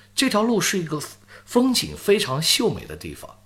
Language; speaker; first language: Chinese; native; Chinese